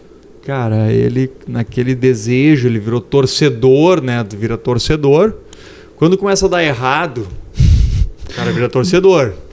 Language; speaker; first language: Portuguese; native; Portuguese